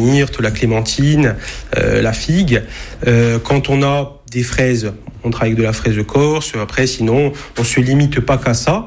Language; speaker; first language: French; native; French